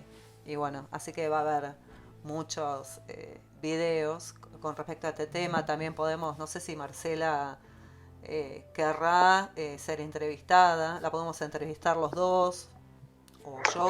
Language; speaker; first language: Spanish; native; Spanish